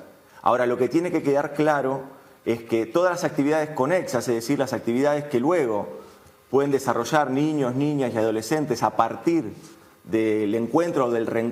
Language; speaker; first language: Spanish; native; Spanish